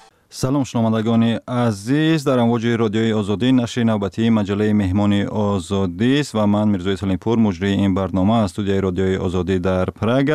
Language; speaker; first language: Tajik; native; Tajik